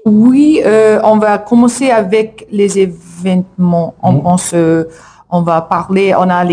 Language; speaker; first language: French; non-native, learner; English